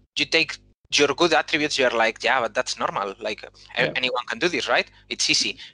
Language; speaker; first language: English; non-native, fluent; Spanish